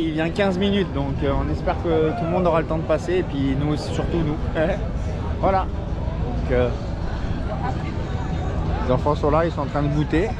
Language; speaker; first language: French; native; French